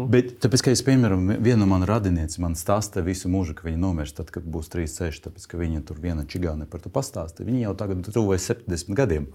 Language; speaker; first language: Latvian; non-native, local second language; Russian